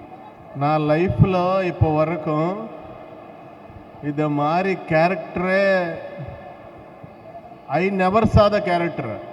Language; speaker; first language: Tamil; non-native, learner; Telugu